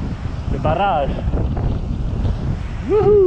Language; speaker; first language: French; native; French